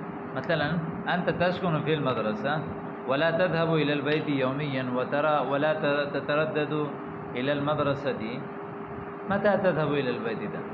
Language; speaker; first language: Arabic; non-native, fluent; Urdu